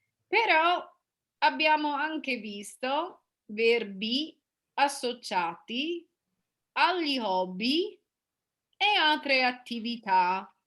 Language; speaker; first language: Italian; non-native, fluent; English